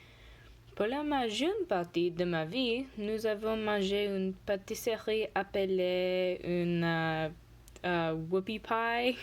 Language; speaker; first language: French; non-native, learner; English